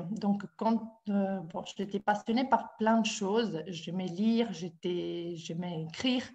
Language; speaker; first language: French; non-native, fluent; Italian